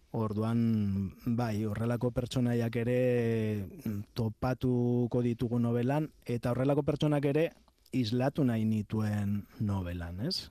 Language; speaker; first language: Basque; non-native, local second language; Spanish